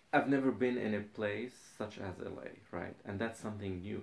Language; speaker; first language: English; non-native, fluent; Arabic